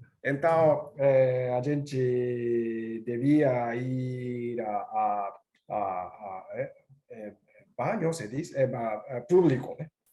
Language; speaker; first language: Portuguese; non-native, learner; Japanese